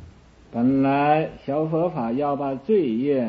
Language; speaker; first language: Chinese; native; Chinese